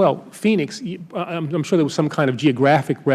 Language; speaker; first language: English; native; English